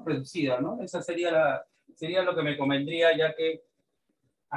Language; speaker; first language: Spanish; native; Spanish